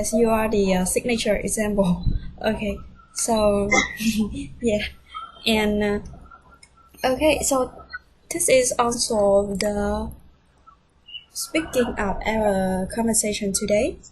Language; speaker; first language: English; non-native, fluent; Vietnamese